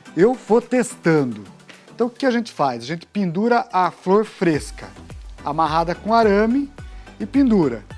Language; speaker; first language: Portuguese; native; Portuguese